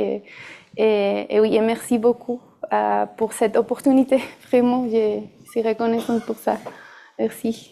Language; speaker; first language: French; non-native, fluent; Spanish